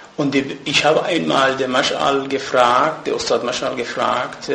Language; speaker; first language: German; non-native, fluent; Persian